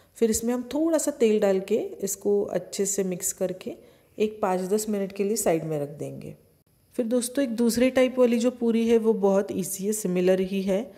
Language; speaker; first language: Hindi; non-native, local second language; Marathi